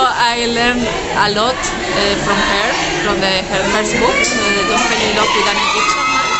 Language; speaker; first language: English; non-native, fluent; Spanish